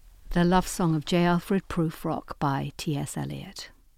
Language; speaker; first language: English; native; English